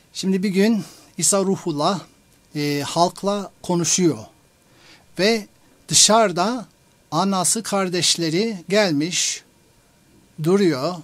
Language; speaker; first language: Turkish; non-native, fluent; English